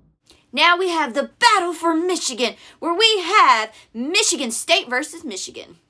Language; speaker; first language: English; native; English